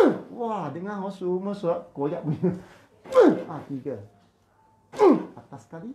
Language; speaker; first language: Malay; non-native, local second language; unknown